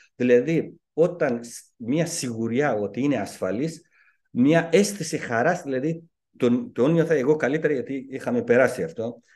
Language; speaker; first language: Greek; non-native, fluent; Persian